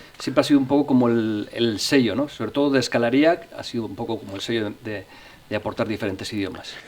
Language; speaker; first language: Spanish; native; Spanish